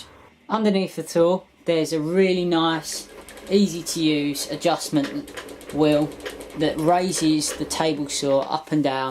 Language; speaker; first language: English; native; English